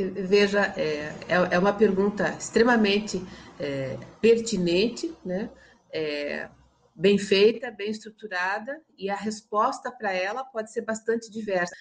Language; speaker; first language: Portuguese; non-native, local second language; Kabuverdianu